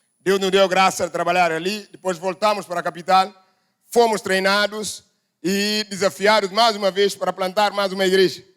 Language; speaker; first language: Portuguese; non-native, local second language; Upper Guinea Crioulo